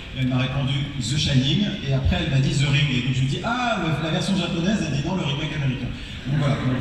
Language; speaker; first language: French; native; French